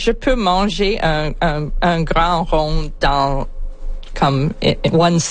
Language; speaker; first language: French; non-native, local second language; English